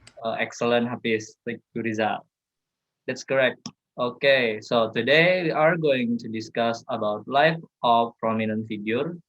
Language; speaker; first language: English; non-native, learner; Indonesian